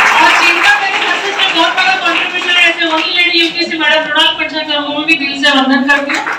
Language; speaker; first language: Hindi; non-native, local second language; Marathi